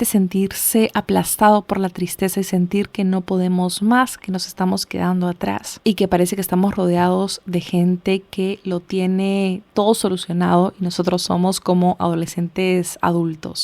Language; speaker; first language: Spanish; native; Spanish